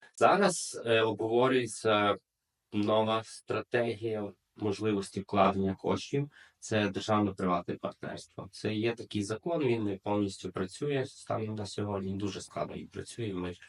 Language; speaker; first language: Ukrainian; native; Ukrainian